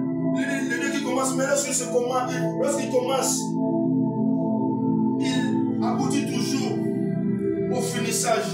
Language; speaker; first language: French; non-native, local second language; Lingala